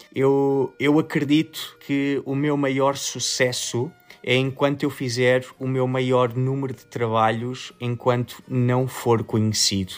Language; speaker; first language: Portuguese; native; Portuguese